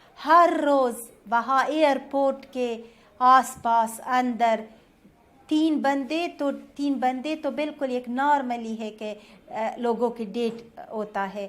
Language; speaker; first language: Hindi; non-native, learner; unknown